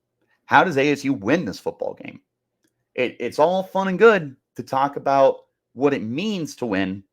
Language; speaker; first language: English; native; English